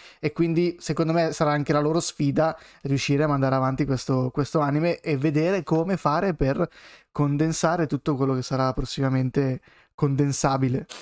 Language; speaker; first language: Italian; native; Italian